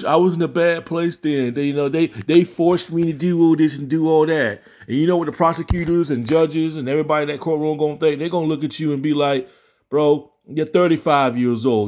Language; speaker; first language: English; native; English